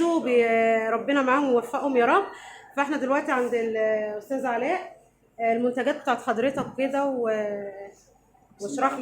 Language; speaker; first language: Arabic; native; Arabic